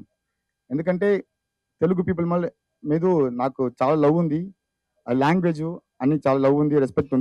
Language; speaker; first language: Telugu; non-native, fluent; Tamil